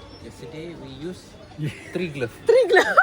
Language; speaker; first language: English; non-native, learner; Malay